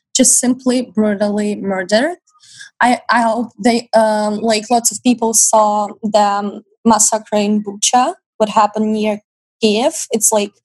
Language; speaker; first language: English; non-native, fluent; Ukrainian